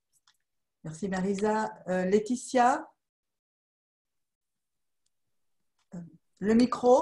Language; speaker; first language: French; native; French